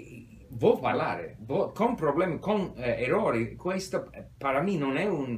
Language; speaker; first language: Italian; non-native, fluent; English